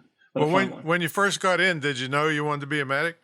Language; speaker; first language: English; native; English